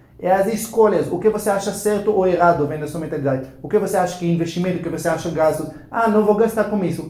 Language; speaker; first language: Portuguese; non-native, fluent; Hebrew